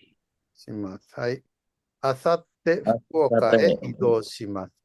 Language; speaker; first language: Japanese; non-native, fluent; Indonesian